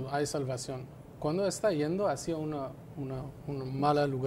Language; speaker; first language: Spanish; non-native, fluent; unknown